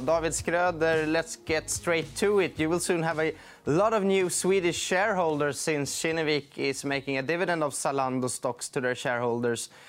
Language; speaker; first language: English; non-native, fluent; Swedish